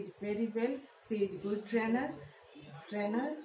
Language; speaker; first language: English; non-native, learner; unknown